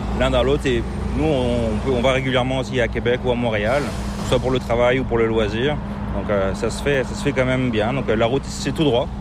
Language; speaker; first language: French; native; French